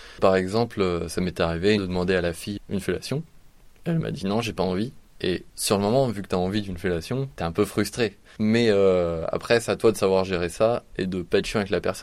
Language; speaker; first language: French; native; French